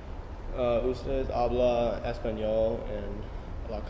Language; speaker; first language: Spanish; non-native, learner; English